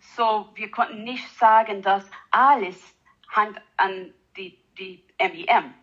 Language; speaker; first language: German; non-native, fluent; English